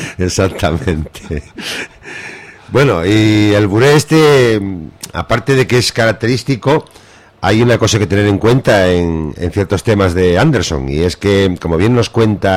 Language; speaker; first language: Spanish; native; Spanish